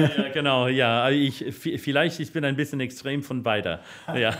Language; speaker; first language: German; non-native, learner; English